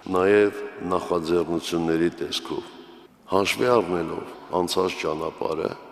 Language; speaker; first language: Armenian; native; Armenian